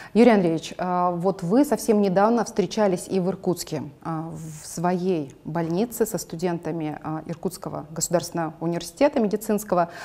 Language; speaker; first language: Russian; native; Russian